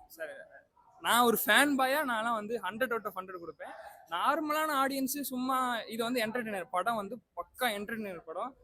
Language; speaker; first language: Tamil; non-native, local second language; Malayalam